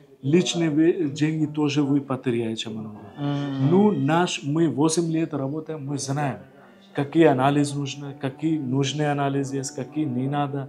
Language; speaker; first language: Russian; non-native, learner; Hindi